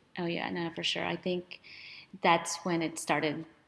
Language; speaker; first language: English; early bilingual, other home language; Spanish